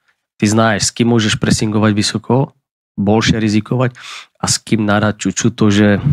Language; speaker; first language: Russian; non-native, fluent; Czech